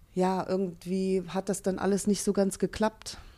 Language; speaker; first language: German; early bilingual, other home language; Hungarian